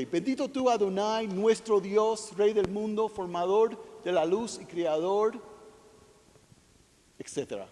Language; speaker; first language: Spanish; non-native, fluent; English